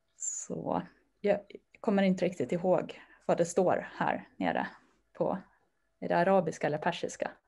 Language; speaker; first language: Swedish; native; Swedish